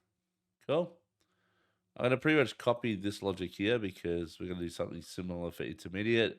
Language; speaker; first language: English; native; English